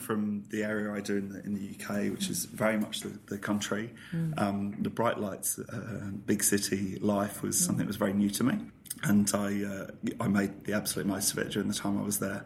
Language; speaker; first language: English; native; English